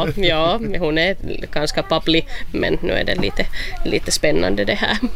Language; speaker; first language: Swedish; non-native, local second language; Finnish